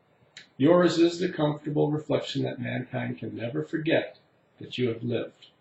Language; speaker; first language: English; native; English